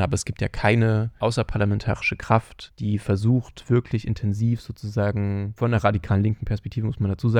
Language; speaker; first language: German; native; German